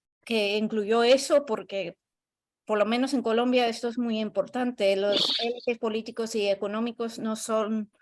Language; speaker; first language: Spanish; non-native, learner; English